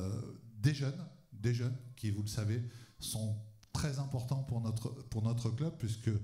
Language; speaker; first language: French; native; French